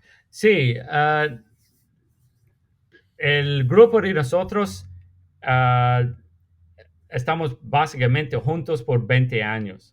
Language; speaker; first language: Spanish; non-native, fluent; English